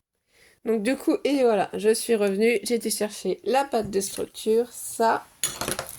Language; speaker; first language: French; native; French